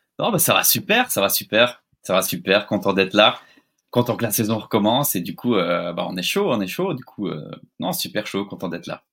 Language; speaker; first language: French; native; French